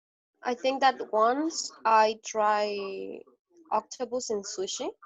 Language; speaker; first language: English; non-native, learner; Spanish